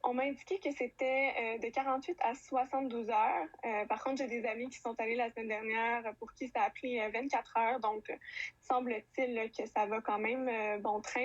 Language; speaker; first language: French; native; French